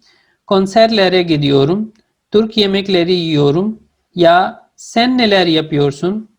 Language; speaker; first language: Turkish; non-native, fluent; Urdu